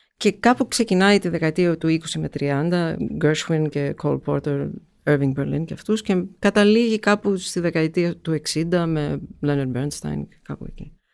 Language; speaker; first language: Greek; early bilingual, heritage; Greek